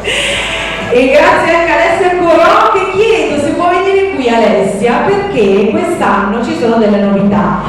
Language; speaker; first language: Italian; native; Italian